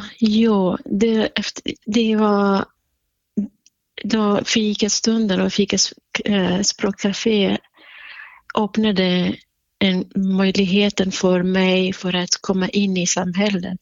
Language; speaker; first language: Swedish; non-native, fluent; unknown